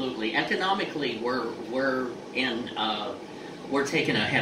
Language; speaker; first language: English; native; English